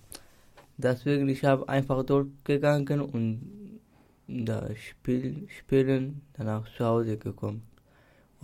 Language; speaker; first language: German; non-native, learner; Turkish